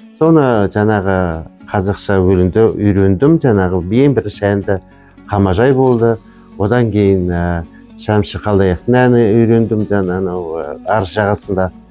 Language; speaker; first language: Kazakh; non-native, local second language; Chechen